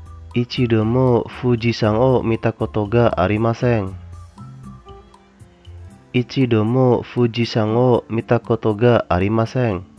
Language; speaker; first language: Japanese; non-native, fluent; Indonesian